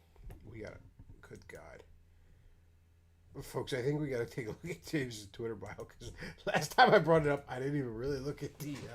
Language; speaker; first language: English; native; English